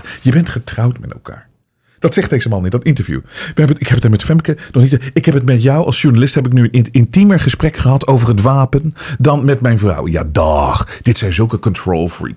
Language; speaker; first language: Dutch; native; Dutch